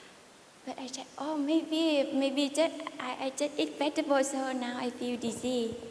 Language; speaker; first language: English; non-native, learner; Vietnamese